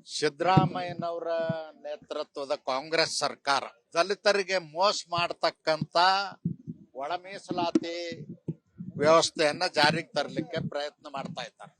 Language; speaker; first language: Kannada; native; Kannada